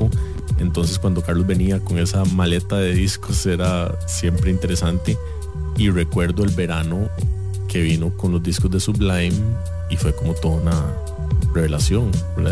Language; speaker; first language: Spanish; native; Spanish